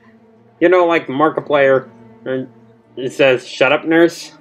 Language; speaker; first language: English; native; English